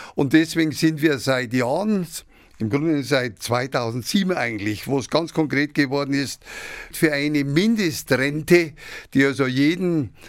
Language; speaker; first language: German; native; German